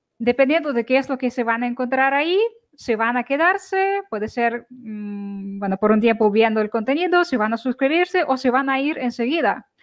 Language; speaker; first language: Spanish; non-native, fluent; Ukrainian